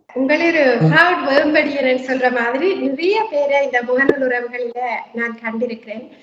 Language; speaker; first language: Tamil; native; Tamil